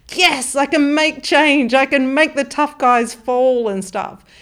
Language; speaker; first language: English; native; English